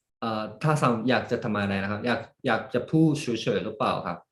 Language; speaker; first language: Thai; early bilingual, heritage; Japanese